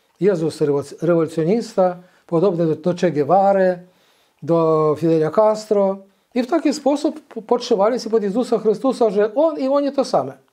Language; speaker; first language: Polish; early bilingual, heritage; Polish